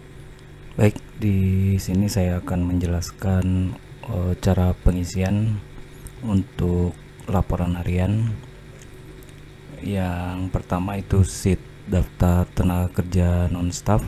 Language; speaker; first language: Indonesian; native; Indonesian